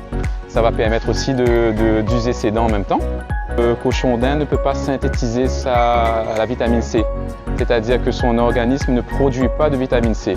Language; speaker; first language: French; native; French